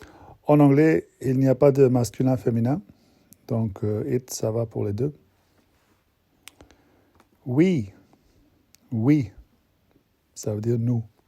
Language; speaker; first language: French; non-native, fluent; English